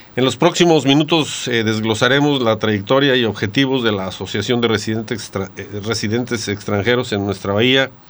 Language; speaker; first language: Spanish; native; Spanish